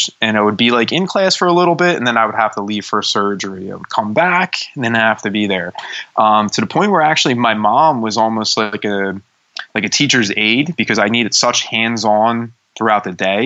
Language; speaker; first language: English; native; English